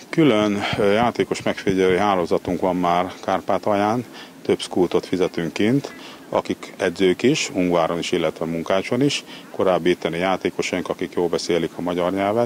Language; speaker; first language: Hungarian; native; Hungarian